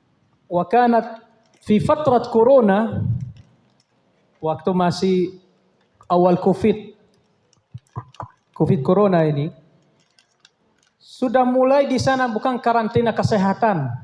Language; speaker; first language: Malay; non-native, fluent; Arabic